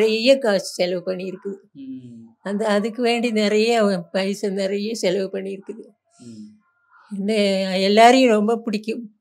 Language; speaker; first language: Tamil; non-native, learner; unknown